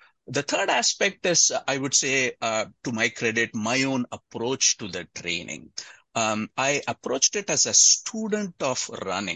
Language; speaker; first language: English; non-native, local second language; Tamil